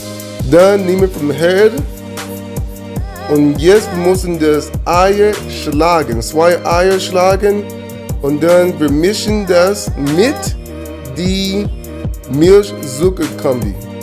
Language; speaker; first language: German; non-native, learner; English